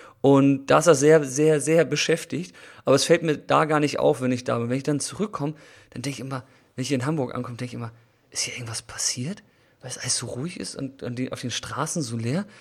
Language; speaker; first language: German; native; German